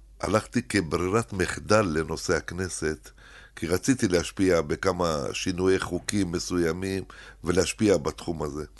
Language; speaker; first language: Hebrew; early bilingual, other home language; Arabic